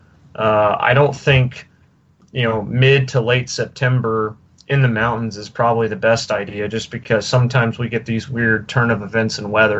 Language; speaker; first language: English; native; English